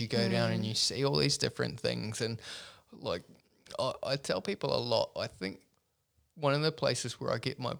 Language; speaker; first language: English; native; English